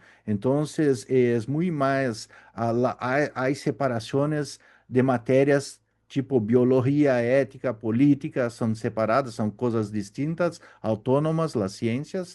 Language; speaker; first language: Spanish; non-native, learner; Portuguese